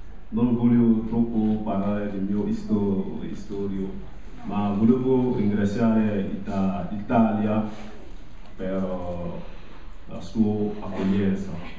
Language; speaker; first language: Italian; non-native, learner; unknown